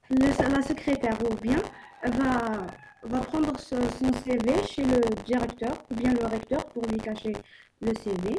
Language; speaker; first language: French; non-native, local second language; Arabic